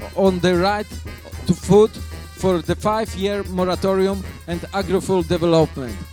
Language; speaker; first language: English; non-native, fluent; Polish